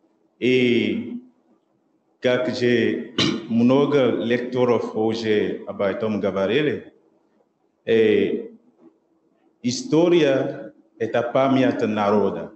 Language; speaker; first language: Russian; non-native, local second language; French